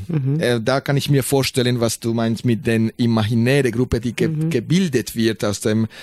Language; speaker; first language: German; non-native, fluent; Spanish